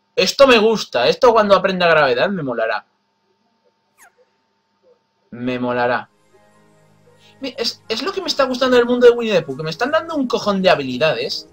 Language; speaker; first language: Spanish; native; Spanish